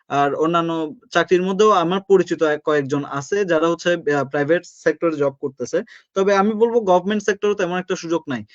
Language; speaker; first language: Bangla; native; Bangla